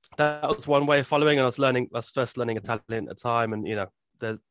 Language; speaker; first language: English; native; English